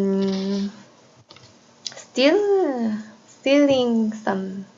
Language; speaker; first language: English; non-native, learner; Korean